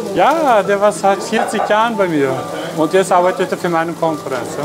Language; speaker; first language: German; non-native, fluent; Turkish